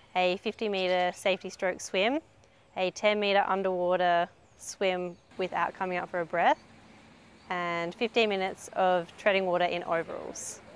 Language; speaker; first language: English; native; English